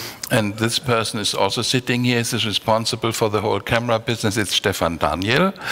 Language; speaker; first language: English; non-native, fluent; German